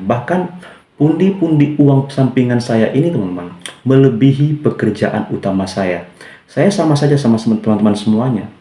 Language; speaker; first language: Indonesian; native; Indonesian